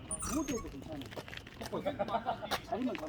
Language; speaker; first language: Korean; native; Korean